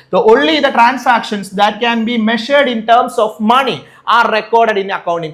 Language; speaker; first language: English; non-native, local second language; Malayalam